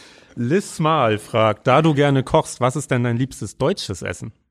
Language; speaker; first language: German; native; German